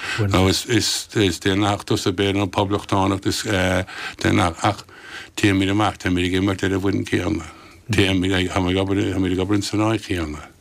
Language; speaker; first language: Irish; non-native, local second language; English